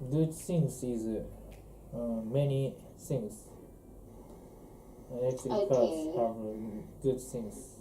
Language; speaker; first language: English; non-native, learner; Japanese